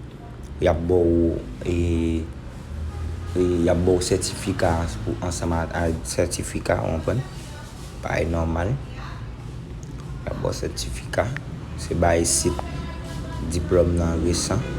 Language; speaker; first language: French; non-native, local second language; Haitian Creole